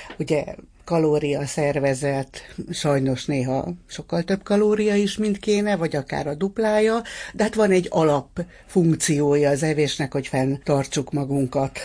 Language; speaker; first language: Hungarian; native; Hungarian